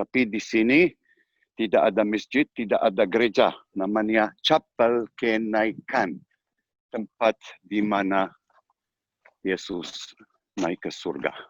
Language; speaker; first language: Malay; non-native, learner; Hebrew